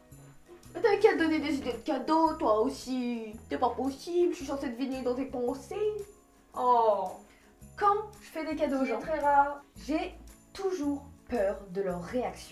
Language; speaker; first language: French; native; French